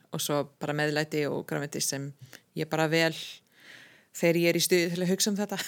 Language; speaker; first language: Icelandic; non-native, fluent; English